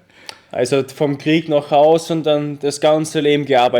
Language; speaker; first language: German; native; German